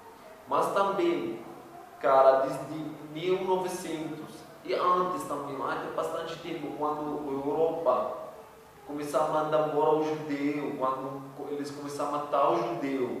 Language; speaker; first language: Portuguese; non-native, learner; Arabic